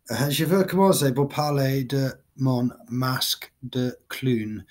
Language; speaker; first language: French; non-native, learner; English